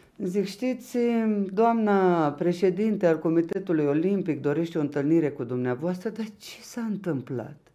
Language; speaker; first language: Romanian; non-native, local second language; Ukrainian